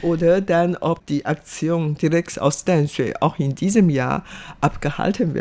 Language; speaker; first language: German; non-native, fluent; Chinese